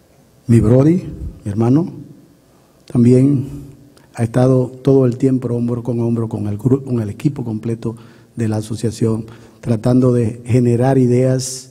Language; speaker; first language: Spanish; native; Spanish